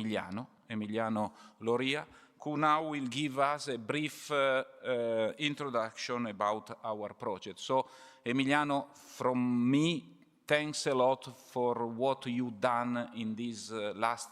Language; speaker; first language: English; non-native, fluent; Italian